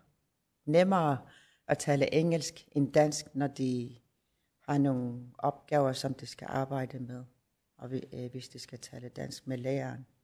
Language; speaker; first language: Danish; non-native, local second language; Kalaallisut